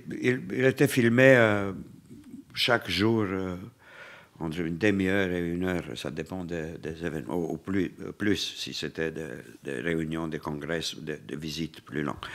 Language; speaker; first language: French; non-native, fluent; Romanian